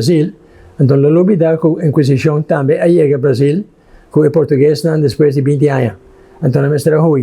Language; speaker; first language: Portuguese; non-native, learner; Papiamento